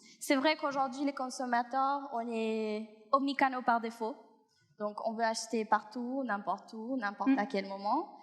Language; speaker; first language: French; non-native, fluent; Spanish